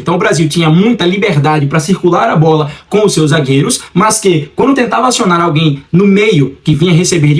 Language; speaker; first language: Portuguese; native; Portuguese